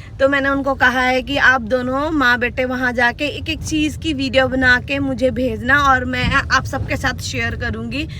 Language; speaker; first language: Hindi; early bilingual, other home language; Nepali